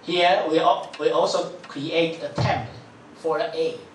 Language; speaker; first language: English; non-native, fluent; Chinese